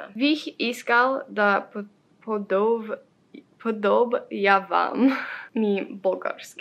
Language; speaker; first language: Bulgarian; non-native, learner; English